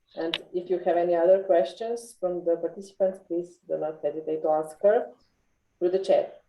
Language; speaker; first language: English; non-native, fluent; Slovenian